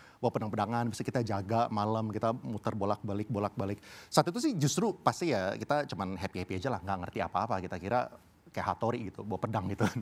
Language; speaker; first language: Indonesian; early bilingual, heritage; Indonesian